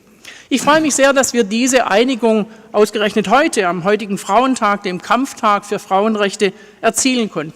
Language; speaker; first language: German; native; German